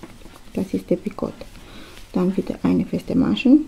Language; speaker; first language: German; non-native, fluent; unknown